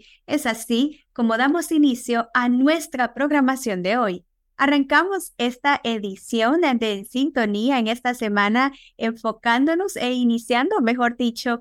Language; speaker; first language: Spanish; native; Spanish